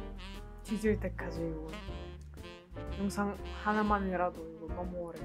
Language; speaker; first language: Korean; non-native, learner; Russian